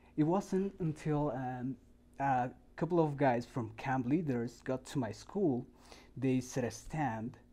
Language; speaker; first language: English; non-native, fluent; Spanish